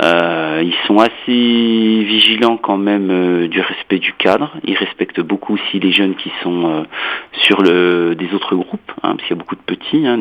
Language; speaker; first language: French; native; French